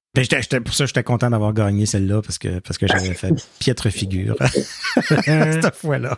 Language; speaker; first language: French; native; French